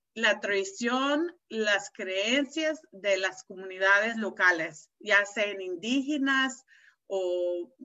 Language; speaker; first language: Spanish; non-native, fluent; English